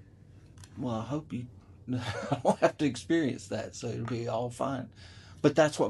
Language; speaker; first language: English; native; English